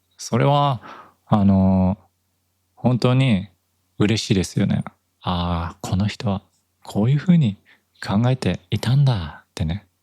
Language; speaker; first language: Japanese; native; Japanese